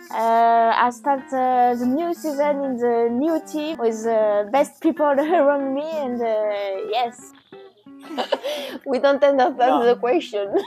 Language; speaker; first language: English; non-native, learner; French